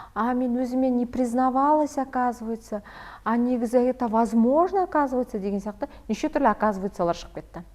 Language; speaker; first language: Russian; non-native, local second language; Kazakh